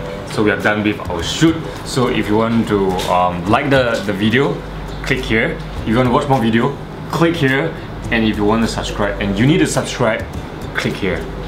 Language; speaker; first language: English; non-native, local second language; Chinese